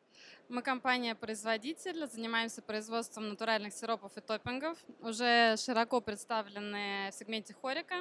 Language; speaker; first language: Russian; native; Russian